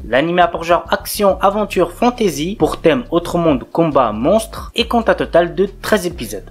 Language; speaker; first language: French; native; French